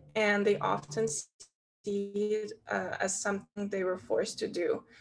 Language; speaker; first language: English; non-native, fluent; Ukrainian